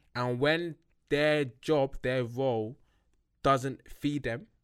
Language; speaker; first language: English; early bilingual, other home language; Yoruba